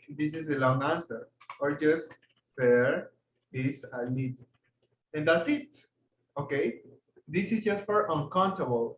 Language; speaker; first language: English; non-native, fluent; Spanish